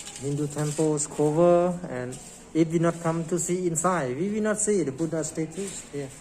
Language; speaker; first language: English; non-native, learner; Thai